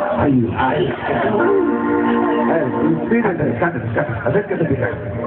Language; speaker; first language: Spanish; native; Spanish